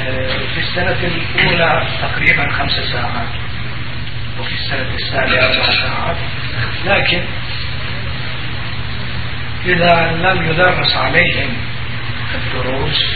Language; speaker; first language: Arabic; non-native, fluent; Turkish